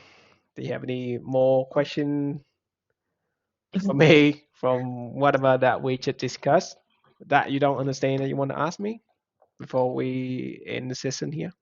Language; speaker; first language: English; non-native, fluent; Vietnamese